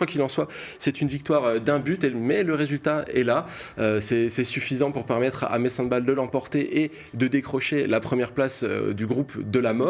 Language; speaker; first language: French; native; French